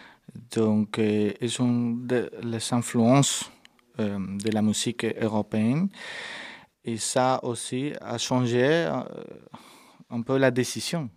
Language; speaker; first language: French; non-native, fluent; Spanish